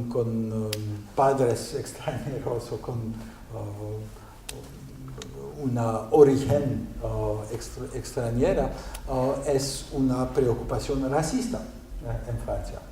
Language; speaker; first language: Spanish; non-native, learner; French